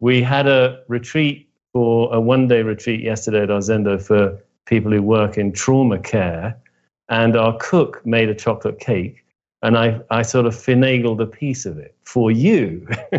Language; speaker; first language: English; native; English